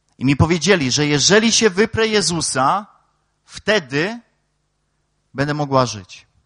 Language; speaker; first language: Polish; native; Polish